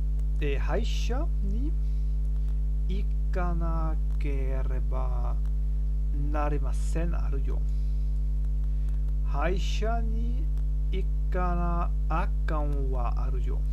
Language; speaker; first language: Japanese; non-native, learner; German